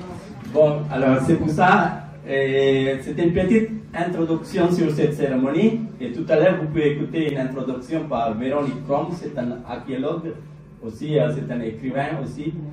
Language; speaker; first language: French; non-native, learner; Sinhala